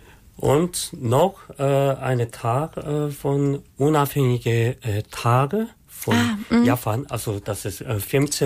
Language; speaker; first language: German; non-native, learner; Korean